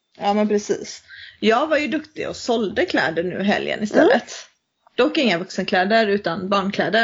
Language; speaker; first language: Swedish; native; Swedish